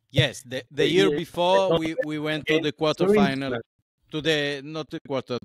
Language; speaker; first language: English; non-native, fluent; Hebrew